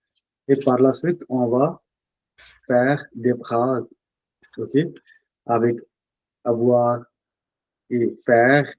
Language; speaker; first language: French; non-native, fluent; Punjabi